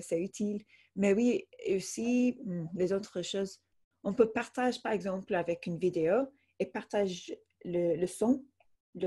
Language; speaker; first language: French; non-native, fluent; English